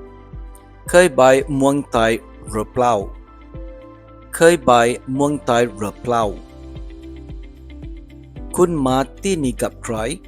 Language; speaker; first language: Thai; non-native, learner; English